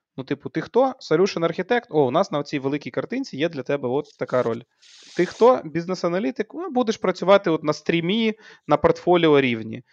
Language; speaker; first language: Ukrainian; native; Ukrainian